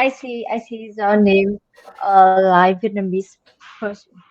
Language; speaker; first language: English; non-native, learner; Vietnamese